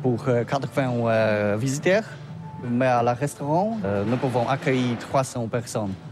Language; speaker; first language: French; non-native, learner; Polish